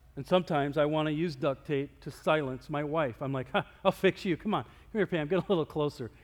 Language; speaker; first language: English; native; English